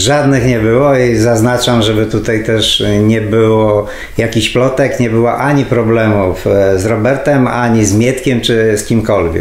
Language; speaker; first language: Polish; native; Polish